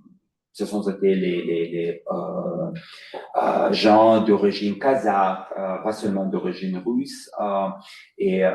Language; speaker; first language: French; non-native, fluent; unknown